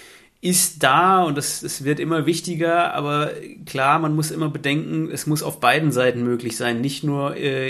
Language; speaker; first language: German; native; German